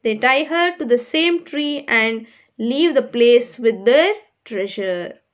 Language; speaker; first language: English; non-native, local second language; Kannada